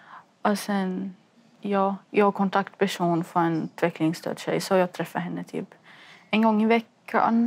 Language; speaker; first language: Swedish; non-native, fluent; Arabic